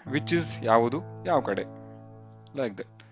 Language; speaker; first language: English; non-native, local second language; Kannada